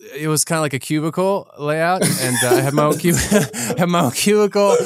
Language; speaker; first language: English; early bilingual, other home language; Ukrainian